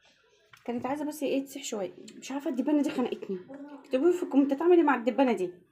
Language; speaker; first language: Arabic; native; Arabic